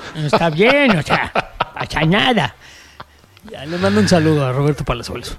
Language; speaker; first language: Spanish; native; Spanish